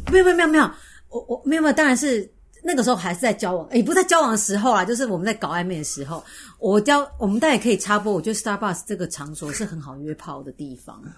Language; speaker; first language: Chinese; native; Chinese